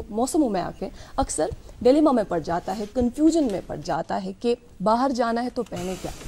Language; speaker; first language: Hindi; non-native, local second language; Kashmiri